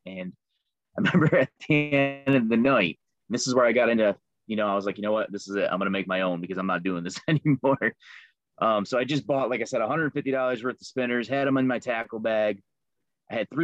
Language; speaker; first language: English; native; English